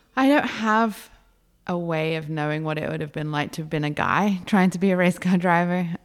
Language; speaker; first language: English; native; English